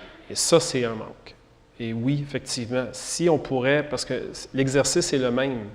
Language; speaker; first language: French; native; French